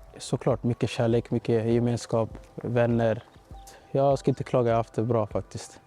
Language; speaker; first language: Swedish; native; Swedish